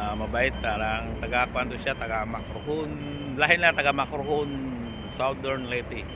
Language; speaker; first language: Filipino; non-native, local second language; Cebuano